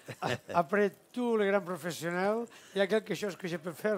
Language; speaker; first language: French; non-native, fluent; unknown